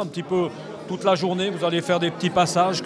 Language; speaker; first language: French; native; French